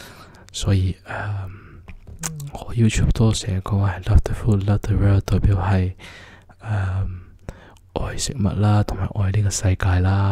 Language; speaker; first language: Cantonese; early bilingual, heritage; Cantonese